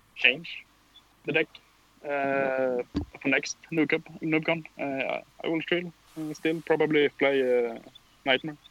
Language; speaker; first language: English; non-native, fluent; Swedish